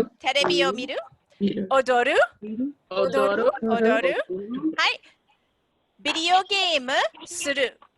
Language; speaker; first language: Japanese; non-native, fluent; English